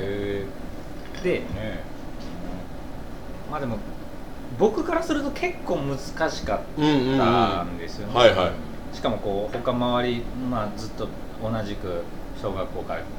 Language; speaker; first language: Japanese; native; Japanese